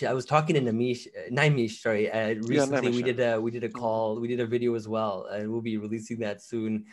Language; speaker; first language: English; native; English